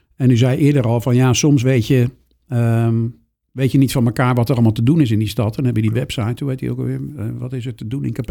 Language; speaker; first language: Dutch; native; Dutch